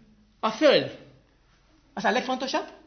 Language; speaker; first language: Hungarian; non-native, fluent; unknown